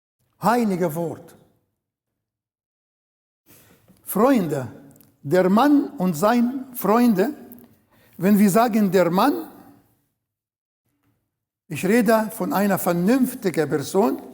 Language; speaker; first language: German; non-native, learner; Arabic